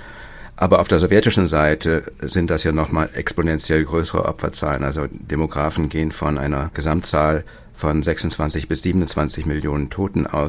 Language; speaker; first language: German; native; German